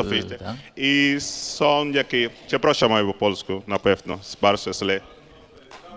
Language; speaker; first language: Polish; non-native, learner; Spanish